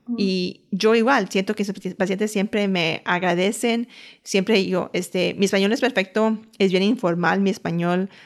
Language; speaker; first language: Spanish; early bilingual, heritage; Spanish